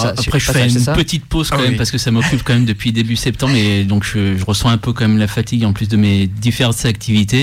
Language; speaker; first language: French; native; French